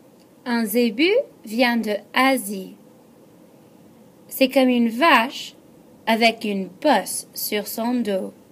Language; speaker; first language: French; non-native, fluent; English